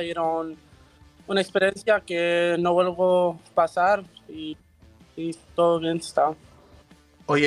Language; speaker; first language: Spanish; early bilingual, heritage; Spanish